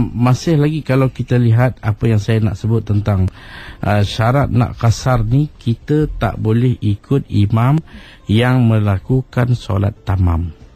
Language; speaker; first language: Malay; native; Malay